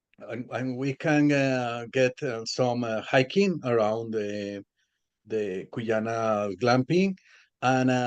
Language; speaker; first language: English; non-native, learner; Spanish